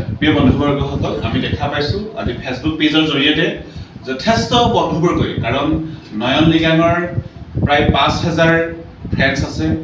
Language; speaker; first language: Assamese; non-native, local second language; Mising